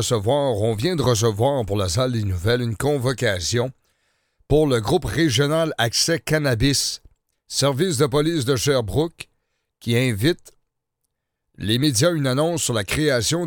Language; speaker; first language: French; native; French